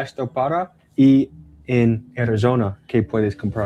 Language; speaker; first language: Spanish; non-native, learner; English